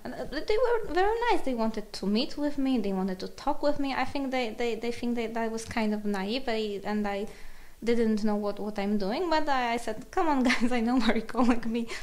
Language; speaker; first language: English; non-native, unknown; Polish